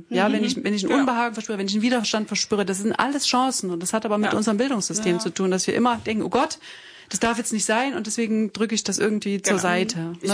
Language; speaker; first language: German; native; German